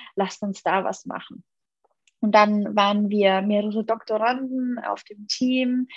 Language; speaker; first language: German; native; German